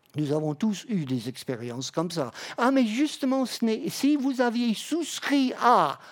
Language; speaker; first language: French; non-native, fluent; English